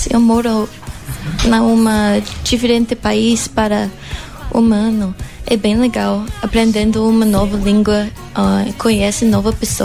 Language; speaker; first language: Portuguese; non-native, learner; English